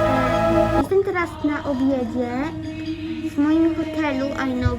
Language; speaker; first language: Polish; early bilingual, heritage; Polish